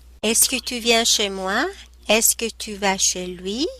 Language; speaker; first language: French; non-native, fluent; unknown